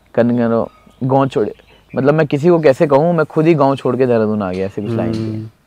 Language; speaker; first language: Hindi; native; Hindi